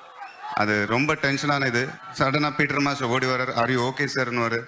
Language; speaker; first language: Tamil; non-native, local second language; Telugu